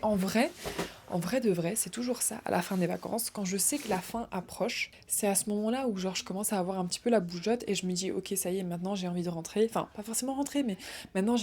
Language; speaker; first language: French; native; French